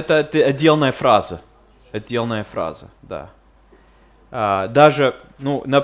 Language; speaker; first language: Russian; non-native, fluent; English